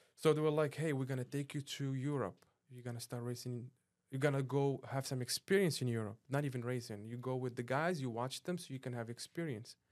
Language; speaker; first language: English; non-native, fluent; Arabic